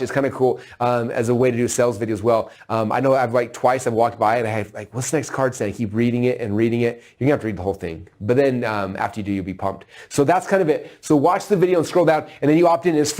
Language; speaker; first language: English; native; English